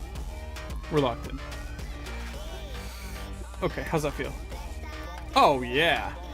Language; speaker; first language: English; native; English